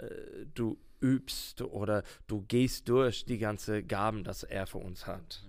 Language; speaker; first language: German; non-native, learner; English